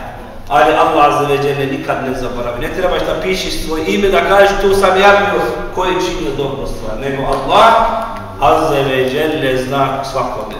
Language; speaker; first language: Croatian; non-native, fluent; Turkish